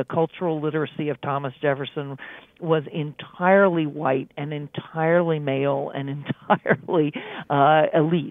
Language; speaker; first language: English; native; English